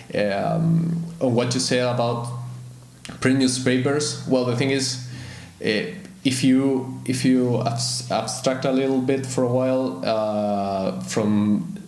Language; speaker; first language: English; non-native, fluent; Spanish